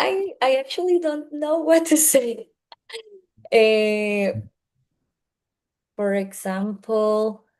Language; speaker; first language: English; non-native, learner; Spanish